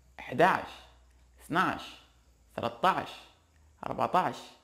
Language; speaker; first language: Arabic; non-native, learner; Indonesian